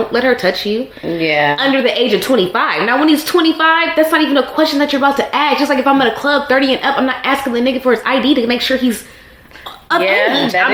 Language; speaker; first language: English; native; English